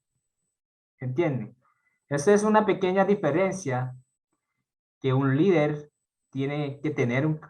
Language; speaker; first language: Spanish; non-native, fluent; Korean